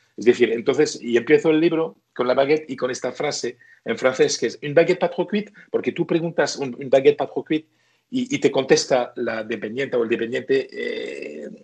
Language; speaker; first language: Spanish; non-native, fluent; French